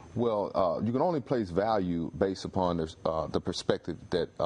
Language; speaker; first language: English; native; English